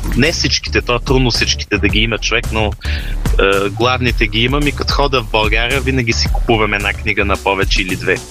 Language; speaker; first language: Bulgarian; early bilingual, heritage; Bulgarian